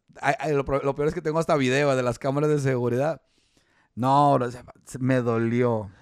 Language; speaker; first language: Spanish; native; Spanish